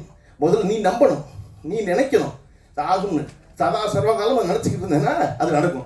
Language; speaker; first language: Tamil; native; Tamil